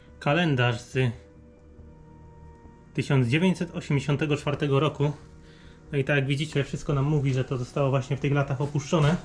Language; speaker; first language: Polish; native; Polish